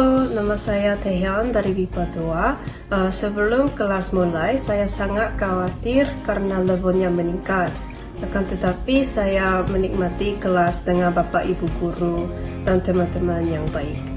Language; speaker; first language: Indonesian; non-native, learner; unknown